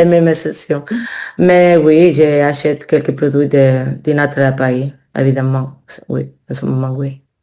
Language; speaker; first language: French; non-native, learner; Spanish